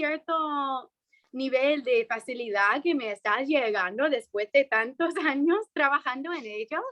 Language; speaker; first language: Spanish; non-native, fluent; English